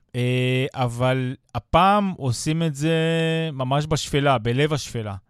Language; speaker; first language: Hebrew; native; Hebrew